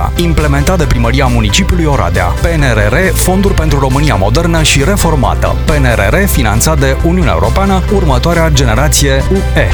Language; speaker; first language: Romanian; native; Romanian